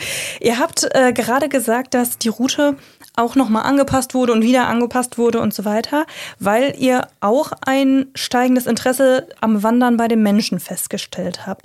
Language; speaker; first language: German; native; German